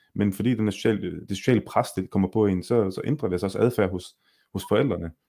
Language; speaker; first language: Danish; early bilingual, other home language; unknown